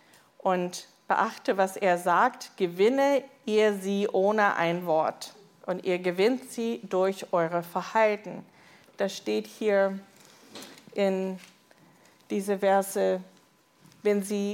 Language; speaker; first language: German; non-native, fluent; English